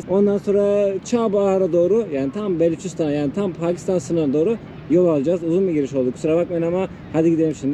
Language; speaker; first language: Turkish; native; Turkish